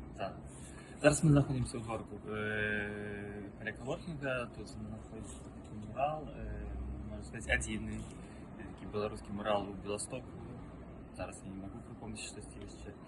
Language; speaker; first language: Belarusian; non-native, local second language; Russian